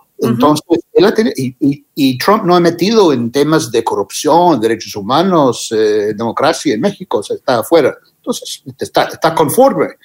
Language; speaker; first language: Spanish; non-native, fluent; English